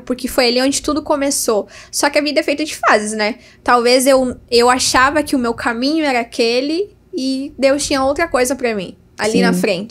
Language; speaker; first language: Portuguese; native; Portuguese